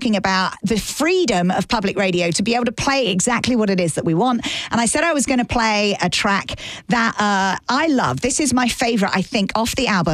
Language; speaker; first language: English; native; English